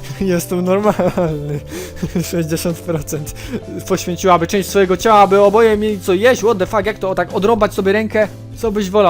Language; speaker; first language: Polish; native; Polish